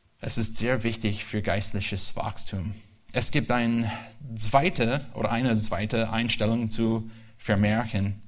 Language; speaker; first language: German; non-native, learner; English